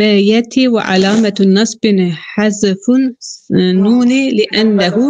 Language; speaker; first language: Arabic; non-native, learner; Turkish